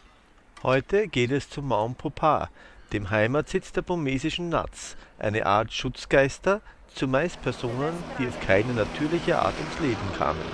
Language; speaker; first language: German; native; German